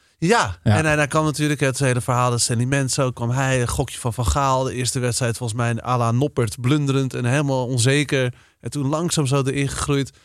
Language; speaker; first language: Dutch; native; Dutch